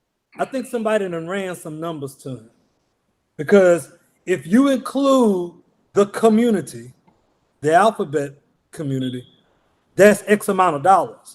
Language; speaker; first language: English; native; English